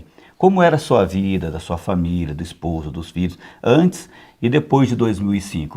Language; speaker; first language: Portuguese; native; Portuguese